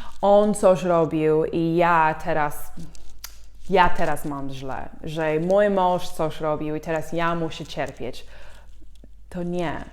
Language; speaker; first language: Polish; non-native, fluent; English